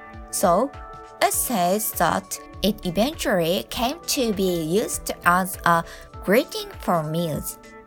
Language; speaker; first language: English; non-native, learner; Japanese